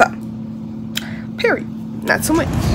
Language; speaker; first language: English; native; English